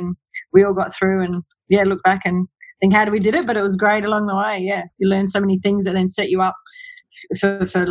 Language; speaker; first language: English; native; English